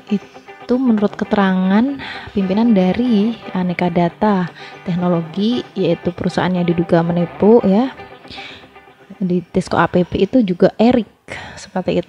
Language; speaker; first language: Indonesian; native; Indonesian